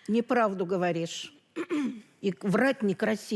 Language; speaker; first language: Russian; native; Russian